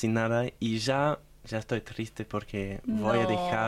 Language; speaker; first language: Spanish; non-native, learner; German